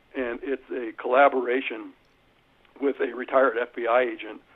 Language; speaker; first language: English; native; English